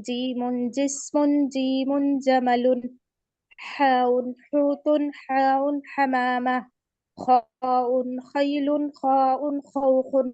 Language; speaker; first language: Arabic; non-native, learner; Urdu